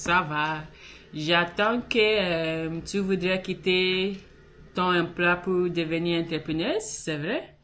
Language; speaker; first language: French; non-native, learner; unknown